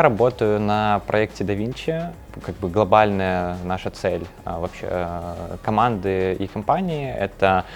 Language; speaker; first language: Russian; native; Russian